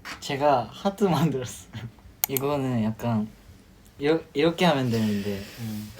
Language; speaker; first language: Korean; non-native, fluent; Japanese